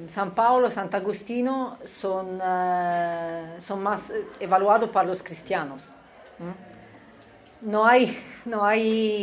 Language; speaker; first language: Spanish; non-native, learner; Italian